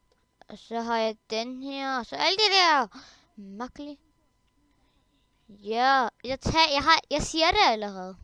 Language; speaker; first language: Danish; early bilingual, other home language; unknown